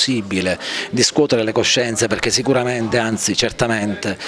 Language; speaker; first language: Italian; native; Italian